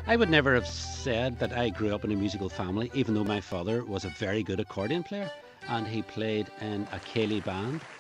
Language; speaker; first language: English; native; English